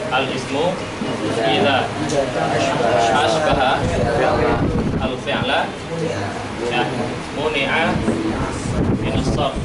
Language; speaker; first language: Arabic; non-native, fluent; Indonesian